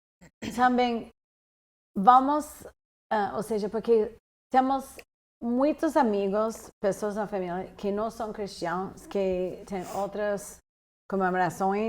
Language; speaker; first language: Portuguese; non-native, fluent; English